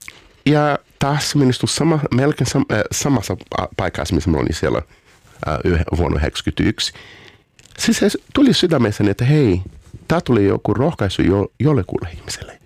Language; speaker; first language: Finnish; non-native, learner; Portuguese